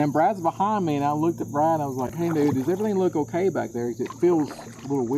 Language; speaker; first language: English; native; English